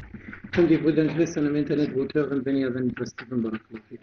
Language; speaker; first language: German; non-native, fluent; Arabic